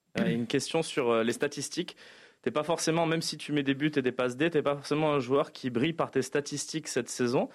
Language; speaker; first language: French; native; French